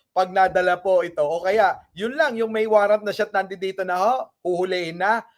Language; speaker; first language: Filipino; non-native, local second language; Iloko